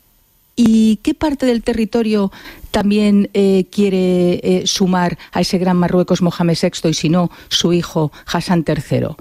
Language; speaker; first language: Spanish; native; Spanish